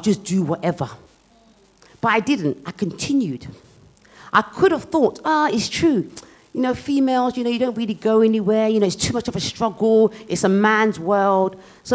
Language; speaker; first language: English; native; English